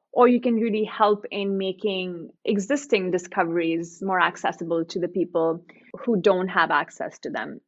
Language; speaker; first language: English; non-native, local second language; Hindi